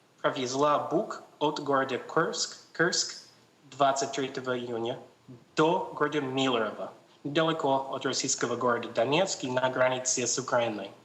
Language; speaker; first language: Russian; non-native, learner; English